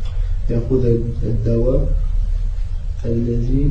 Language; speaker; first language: Arabic; non-native, learner; French